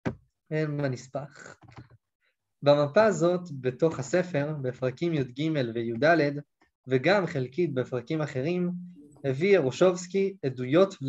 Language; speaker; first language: Hebrew; native; Hebrew